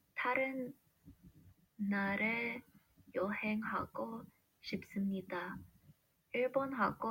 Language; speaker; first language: Korean; non-native, learner; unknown